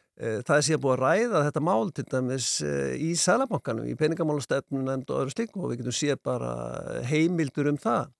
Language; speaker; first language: Icelandic; native; Icelandic